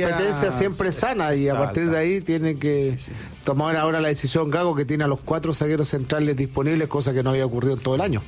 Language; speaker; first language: Spanish; native; Spanish